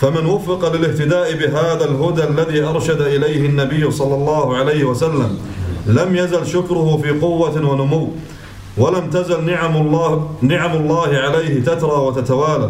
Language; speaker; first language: Arabic; native; Arabic